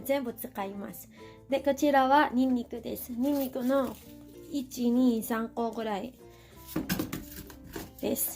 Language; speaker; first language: Japanese; non-native, fluent; Filipino